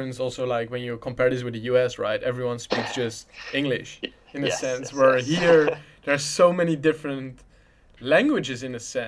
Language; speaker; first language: English; non-native, fluent; Dutch